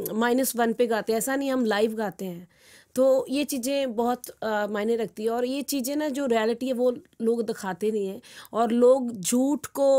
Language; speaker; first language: Hindi; non-native, local second language; Punjabi